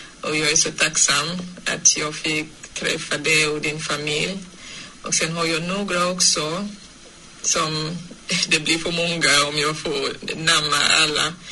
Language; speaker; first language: Swedish; non-native, fluent; English